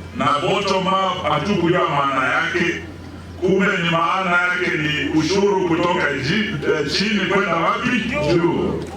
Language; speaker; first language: Swahili; non-native, local second language; Kamba